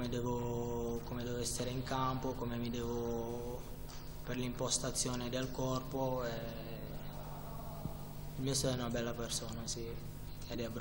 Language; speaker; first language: Italian; non-native, fluent; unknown